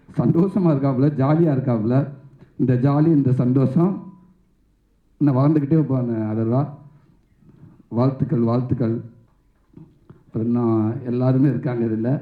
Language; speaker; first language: Tamil; native; Tamil